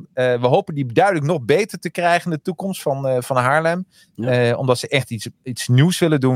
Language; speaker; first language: Dutch; native; Dutch